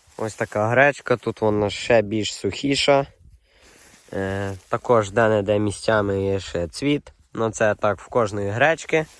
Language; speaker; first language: Ukrainian; native; Ukrainian